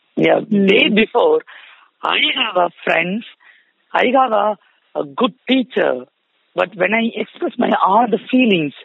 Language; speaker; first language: English; non-native, local second language; Tamil